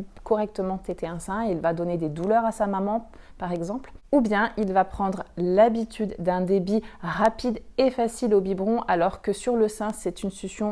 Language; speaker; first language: French; native; French